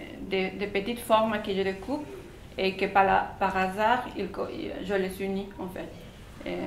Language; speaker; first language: French; non-native, fluent; Spanish